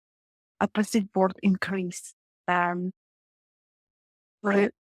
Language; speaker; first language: English; non-native, learner; Russian